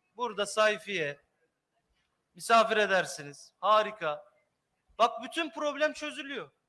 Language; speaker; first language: Turkish; native; Turkish